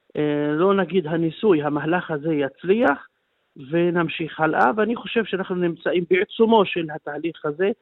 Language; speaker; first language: Hebrew; non-native, local second language; Arabic